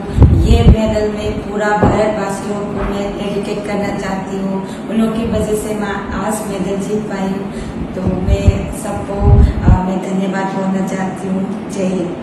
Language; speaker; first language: Hindi; non-native, local second language; Manipuri